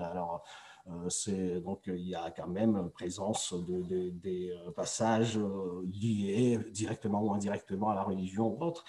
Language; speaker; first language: French; non-native, fluent; Georgian